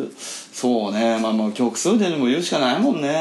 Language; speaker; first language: Japanese; native; Japanese